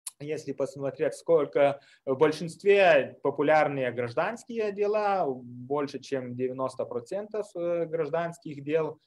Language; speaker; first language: Russian; non-native, fluent; Lithuanian